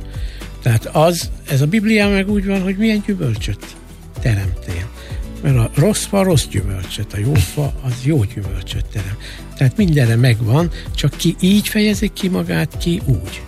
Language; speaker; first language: Hungarian; native; Hungarian